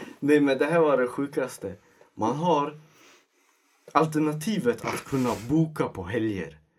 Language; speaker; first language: Swedish; early bilingual, other home language; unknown